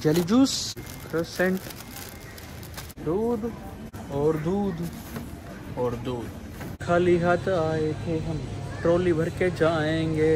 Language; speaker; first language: Hindi; native; Hindi